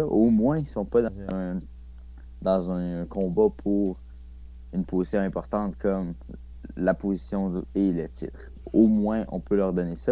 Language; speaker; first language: French; native; French